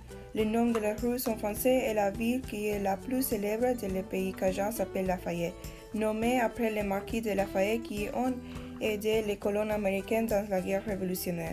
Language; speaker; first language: French; non-native, learner; English